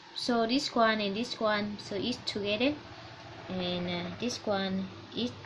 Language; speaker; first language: English; non-native, learner; Vietnamese